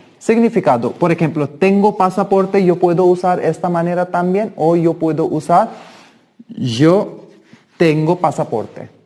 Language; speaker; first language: Spanish; non-native, fluent; Hindi